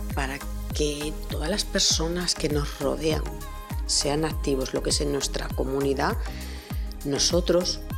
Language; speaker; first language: Spanish; native; Spanish